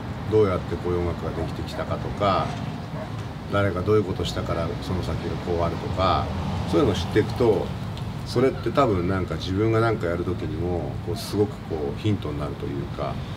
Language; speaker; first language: Japanese; native; Japanese